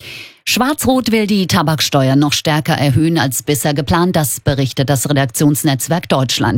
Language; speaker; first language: German; native; German